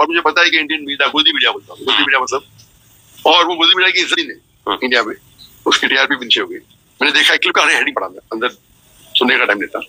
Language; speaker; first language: Urdu; non-native, local second language; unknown